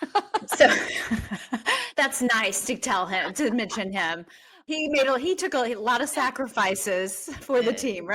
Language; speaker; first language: English; native; English